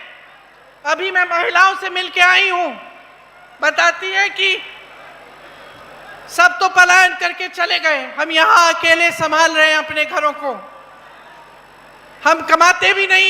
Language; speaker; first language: Hindi; native; Hindi